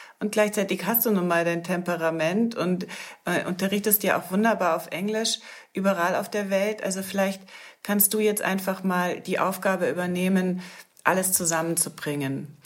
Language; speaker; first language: German; native; German